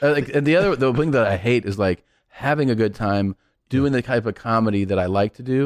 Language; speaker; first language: English; early bilingual, other home language; Spanish